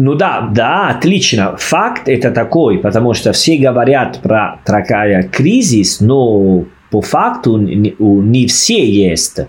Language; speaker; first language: Russian; non-native, fluent; Italian